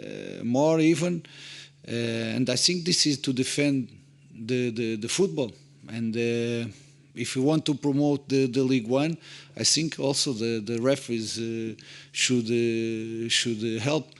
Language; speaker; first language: English; non-native, fluent; Portuguese